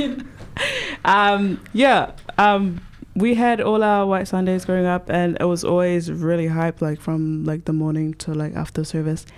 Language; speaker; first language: English; native; English